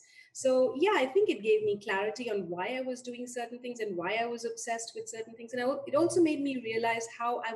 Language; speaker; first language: English; non-native, local second language; Hindi